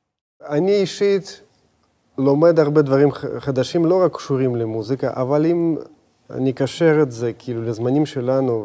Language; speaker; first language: Hebrew; non-native, fluent; Russian